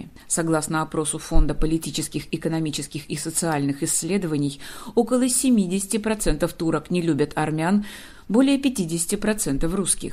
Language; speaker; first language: Russian; native; Russian